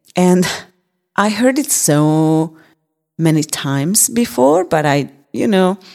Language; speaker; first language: English; non-native, fluent; Hungarian